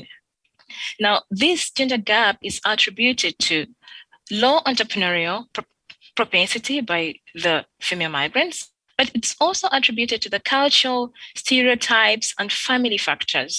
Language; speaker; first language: English; non-native, local second language; Ganda